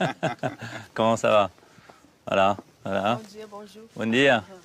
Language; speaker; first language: French; native; French